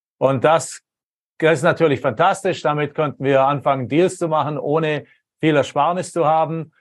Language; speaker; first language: German; native; German